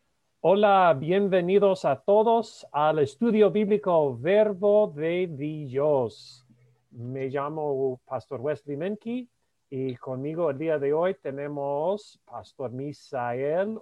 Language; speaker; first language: Spanish; non-native, fluent; English